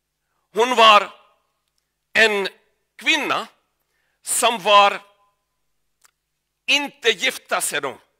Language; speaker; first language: Swedish; non-native, learner; Urdu